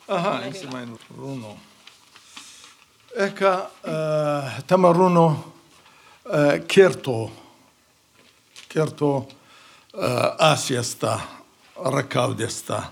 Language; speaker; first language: Finnish; non-native, learner; Central Kurdish